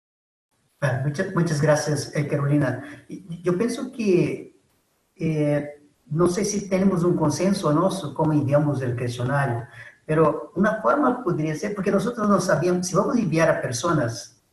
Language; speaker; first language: Spanish; non-native, fluent; Portuguese